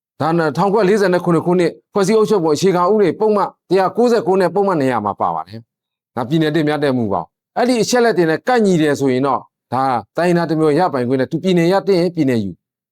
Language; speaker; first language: Burmese; non-native, local second language; Shan